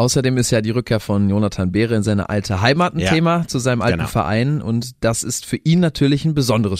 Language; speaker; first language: German; native; German